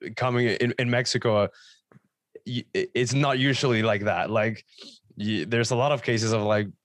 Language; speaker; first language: English; non-native, fluent; Spanish